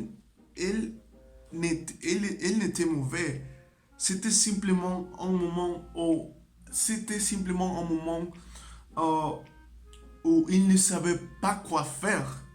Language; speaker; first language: French; non-native, learner; Spanish